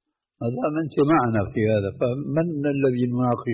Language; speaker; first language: Arabic; native; Arabic